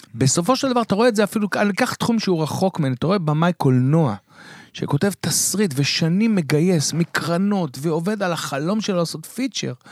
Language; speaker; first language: Hebrew; native; Hebrew